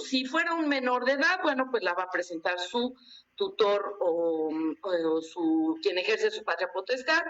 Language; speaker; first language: Spanish; native; Spanish